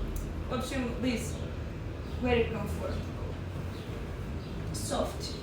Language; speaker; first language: English; non-native, learner; Russian